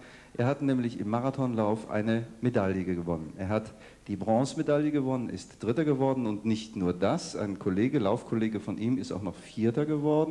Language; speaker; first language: German; native; German